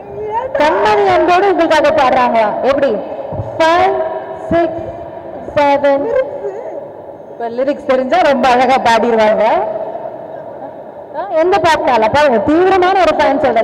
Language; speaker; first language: Tamil; native; Tamil